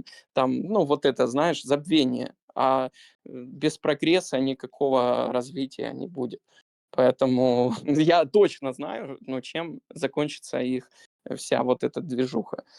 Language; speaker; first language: Russian; native; Russian